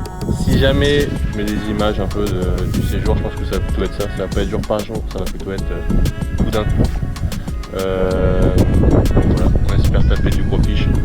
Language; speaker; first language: French; native; French